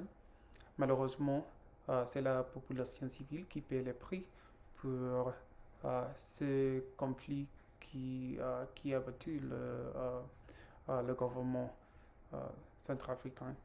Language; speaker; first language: French; non-native, learner; Spanish